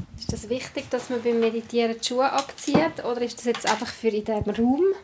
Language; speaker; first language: German; native; German